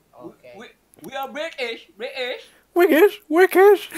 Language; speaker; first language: English; non-native, learner; Indonesian